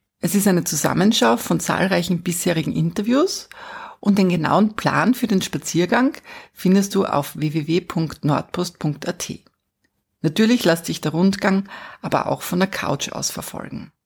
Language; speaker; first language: German; native; German